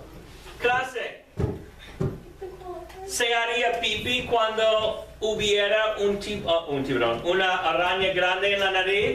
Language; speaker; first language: Spanish; non-native, fluent; English